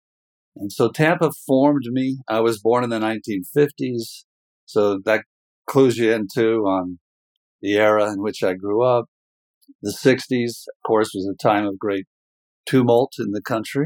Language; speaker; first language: English; native; English